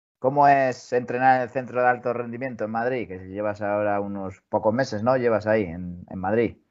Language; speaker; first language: Spanish; native; Spanish